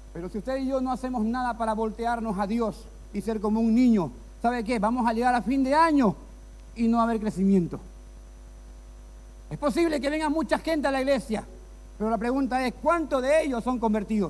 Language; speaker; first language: Spanish; native; Spanish